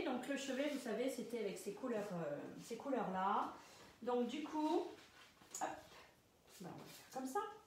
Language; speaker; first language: French; native; French